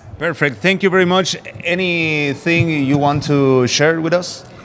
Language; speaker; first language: English; non-native, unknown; Spanish